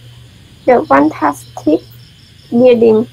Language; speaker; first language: English; non-native, learner; Khmer